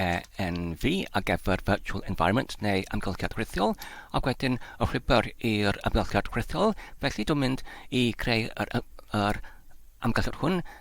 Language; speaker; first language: Welsh; non-native, learner; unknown